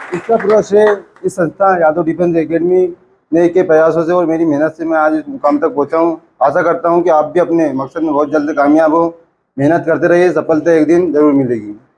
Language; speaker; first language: Hindi; native; Hindi